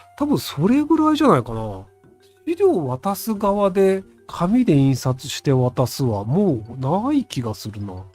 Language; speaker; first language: Japanese; native; Japanese